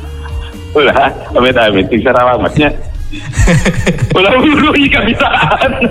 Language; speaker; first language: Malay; non-native, local second language; Sundanese